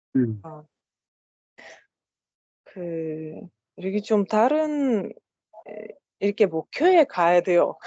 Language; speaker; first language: Korean; non-native, learner; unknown